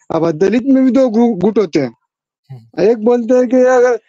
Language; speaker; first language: Hindi; non-native, local second language; Marathi